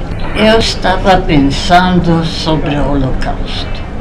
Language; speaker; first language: Portuguese; non-native, fluent; Polish